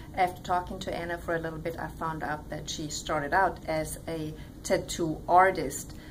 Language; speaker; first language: English; non-native, fluent; German